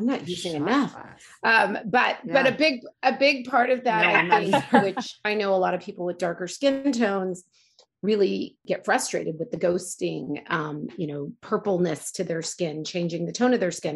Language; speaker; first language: English; native; English